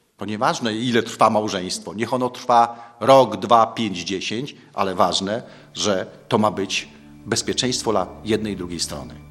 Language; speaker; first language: Polish; native; Polish